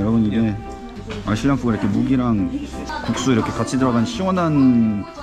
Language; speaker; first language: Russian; non-native, learner; Korean